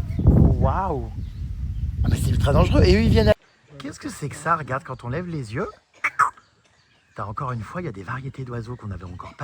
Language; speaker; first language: French; native; French